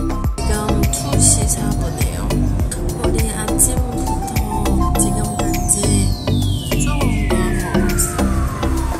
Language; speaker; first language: Korean; non-native, learner; Chinese